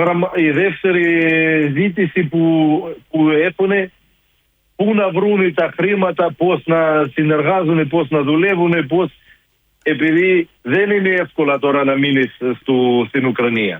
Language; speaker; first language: Greek; non-native, learner; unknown